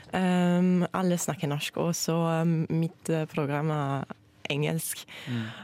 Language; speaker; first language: Norwegian; non-native, learner; French